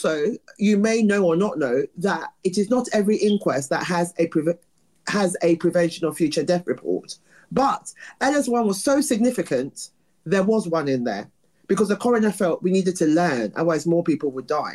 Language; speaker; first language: English; native; English